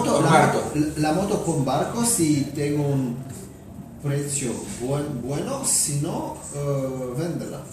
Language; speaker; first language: Spanish; non-native, learner; Romanian